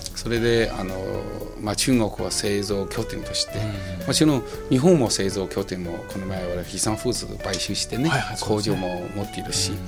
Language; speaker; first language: Japanese; non-native, fluent; Chinese